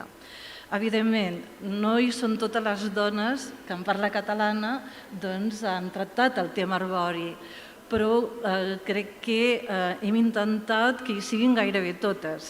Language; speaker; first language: Catalan; native; Catalan